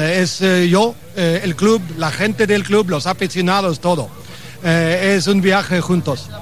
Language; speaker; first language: Spanish; non-native, learner; English